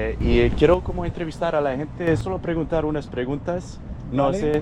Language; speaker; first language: Spanish; non-native, learner; English